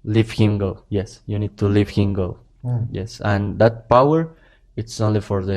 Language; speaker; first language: English; non-native, learner; Spanish